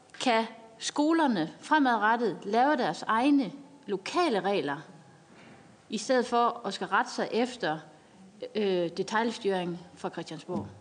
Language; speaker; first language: Danish; native; Danish